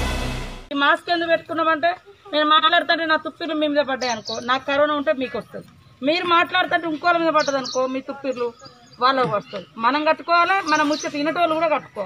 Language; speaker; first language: Telugu; native; Telugu